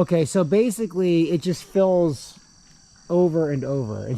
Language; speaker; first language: English; native; English